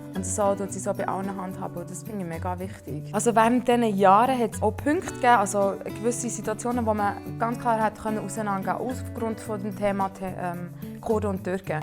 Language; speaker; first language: German; early bilingual, other home language; Turkish